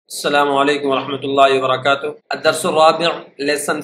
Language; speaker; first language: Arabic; non-native, fluent; Urdu